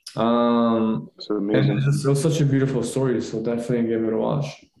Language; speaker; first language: English; early bilingual, other home language; Korean